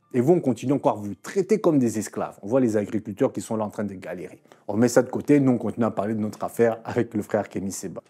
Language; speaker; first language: French; non-native, local second language; Lingala